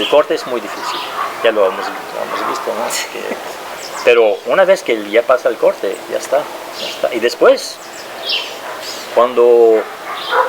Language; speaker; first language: Spanish; non-native, fluent; French